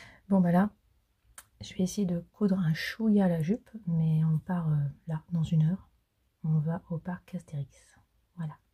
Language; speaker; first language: French; native; French